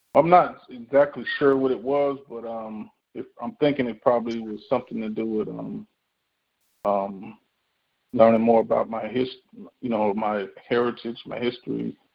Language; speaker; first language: English; native; English